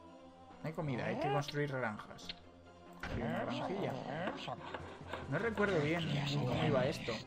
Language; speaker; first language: Spanish; native; Spanish